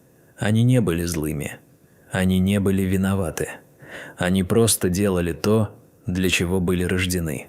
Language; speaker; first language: Russian; native; Russian